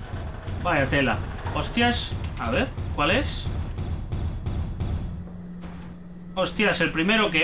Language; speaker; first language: Spanish; native; Spanish